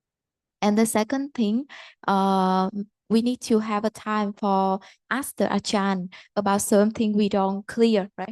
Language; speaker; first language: English; non-native, learner; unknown